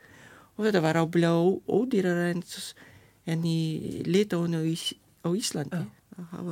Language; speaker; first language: Icelandic; non-native, fluent; Lithuanian